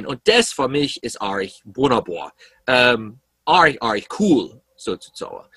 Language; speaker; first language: German; early bilingual, heritage; English